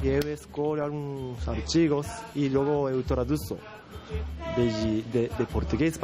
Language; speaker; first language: Portuguese; non-native, fluent; Japanese